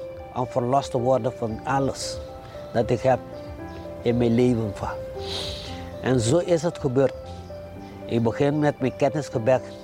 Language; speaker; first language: Dutch; non-native, local second language; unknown